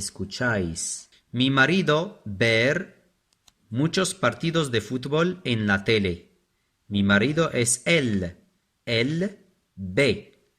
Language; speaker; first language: Spanish; non-native, fluent; Arabic